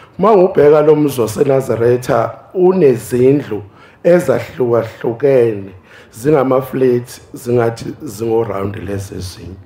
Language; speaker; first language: Zulu; native; Zulu